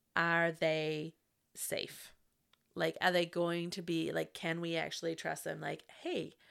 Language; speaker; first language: English; native; English